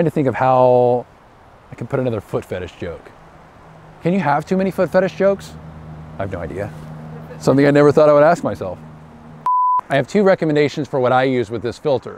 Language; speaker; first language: English; native; English